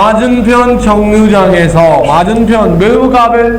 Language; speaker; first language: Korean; non-native, fluent; Urdu